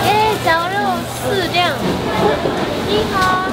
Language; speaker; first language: Chinese; non-native, fluent; Japanese